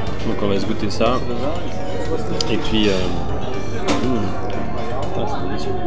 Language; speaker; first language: French; native; French